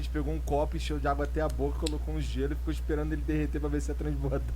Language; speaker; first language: Portuguese; native; Portuguese